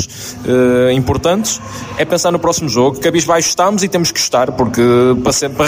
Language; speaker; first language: Portuguese; native; Portuguese